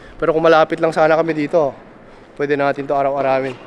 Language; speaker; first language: Filipino; native; Filipino